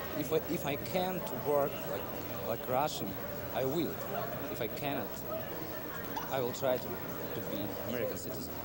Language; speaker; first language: English; non-native, learner; Russian